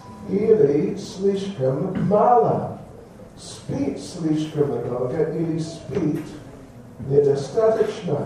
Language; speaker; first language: Russian; non-native, learner; English